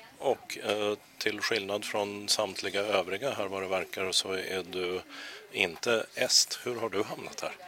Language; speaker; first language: Swedish; native; Swedish